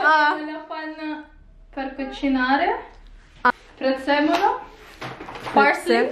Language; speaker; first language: Italian; non-native, learner; Filipino